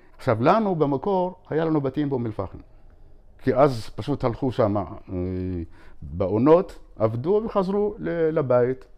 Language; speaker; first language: Hebrew; non-native, local second language; Arabic